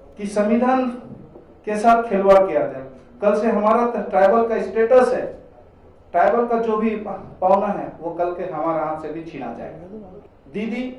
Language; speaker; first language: Hindi; non-native, local second language; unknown